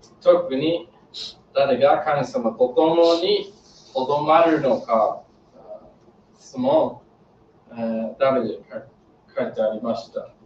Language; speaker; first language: Japanese; non-native, learner; English